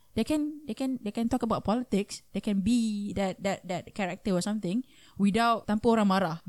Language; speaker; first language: English; non-native, local second language; Malay